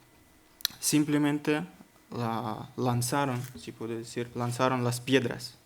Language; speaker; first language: Spanish; non-native, learner; Kazakh